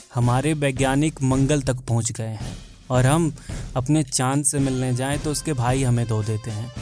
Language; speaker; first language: Hindi; native; Hindi